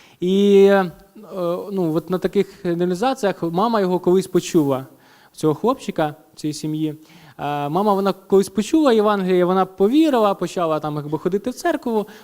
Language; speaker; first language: Ukrainian; non-native, local second language; Russian